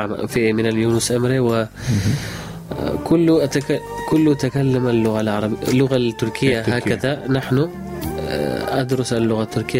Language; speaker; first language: Arabic; non-native, learner; Urdu